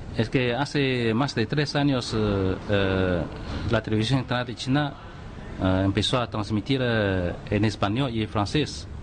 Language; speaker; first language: Spanish; non-native, fluent; Chinese